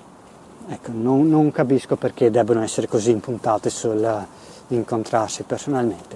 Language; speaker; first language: Italian; native; Italian